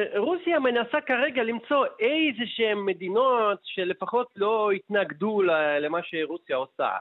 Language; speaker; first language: Hebrew; non-native, fluent; Russian